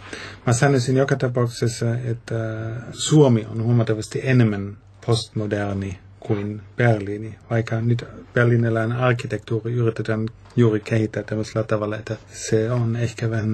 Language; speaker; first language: Finnish; non-native, fluent; German